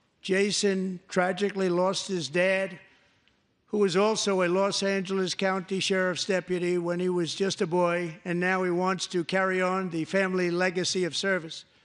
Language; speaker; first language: English; native; English